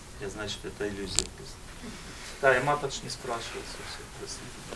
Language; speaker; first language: Russian; native; Russian